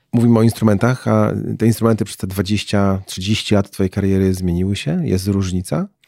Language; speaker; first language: Polish; native; Polish